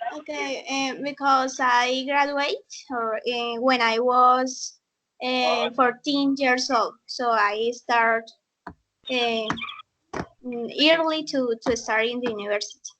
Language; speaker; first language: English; non-native, learner; Spanish